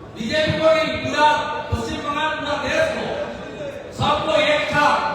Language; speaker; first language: Hindi; non-native, local second language; Bangla